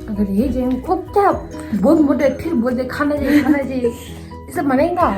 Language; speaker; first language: Hindi; non-native, local second language; Tibetan